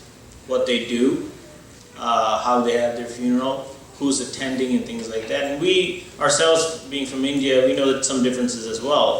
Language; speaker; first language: English; early bilingual, other home language; Malayalam